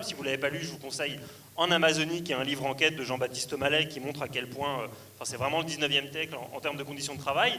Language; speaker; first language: French; native; French